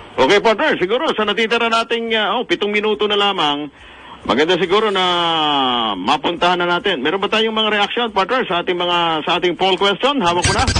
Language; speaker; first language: Filipino; non-native, local second language; Hiligaynon